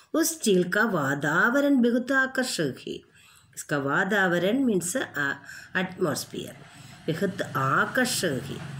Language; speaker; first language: Hindi; non-native, local second language; Malayalam